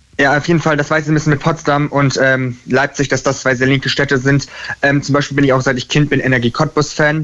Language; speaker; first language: German; native; German